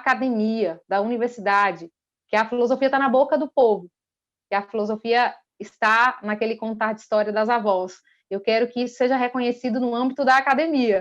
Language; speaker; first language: Portuguese; native; Portuguese